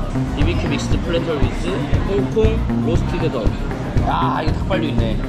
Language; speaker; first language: Korean; native; Korean